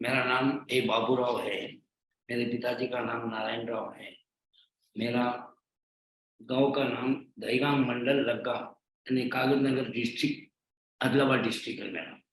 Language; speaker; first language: Hindi; non-native, local second language; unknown